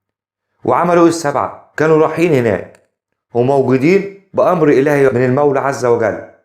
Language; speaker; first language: Arabic; native; Arabic